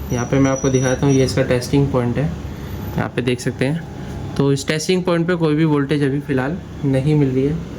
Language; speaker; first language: Hindi; native; Hindi